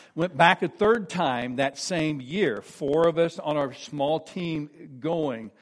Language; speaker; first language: English; native; English